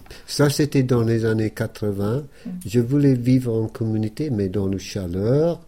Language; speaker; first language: French; non-native, fluent; English